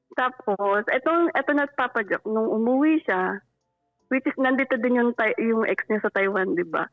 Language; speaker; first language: Filipino; non-native, local second language; Pangasinan